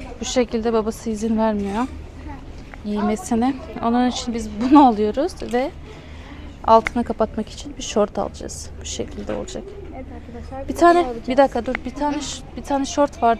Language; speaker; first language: Turkish; non-native, fluent; Russian